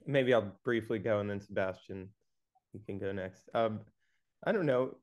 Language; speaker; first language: English; native; English